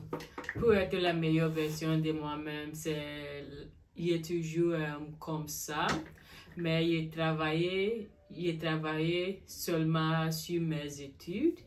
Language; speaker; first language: French; non-native, learner; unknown